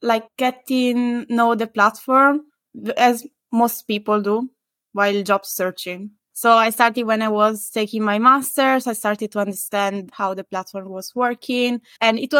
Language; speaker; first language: English; non-native, fluent; Italian